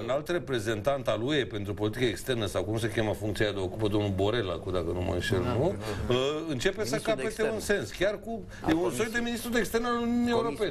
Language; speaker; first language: Romanian; native; Romanian